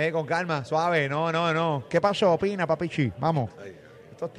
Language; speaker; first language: Spanish; native; Spanish